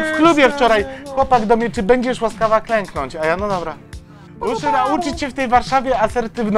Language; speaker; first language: Polish; native; Polish